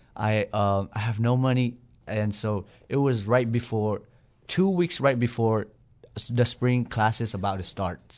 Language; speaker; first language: English; non-native, fluent; Burmese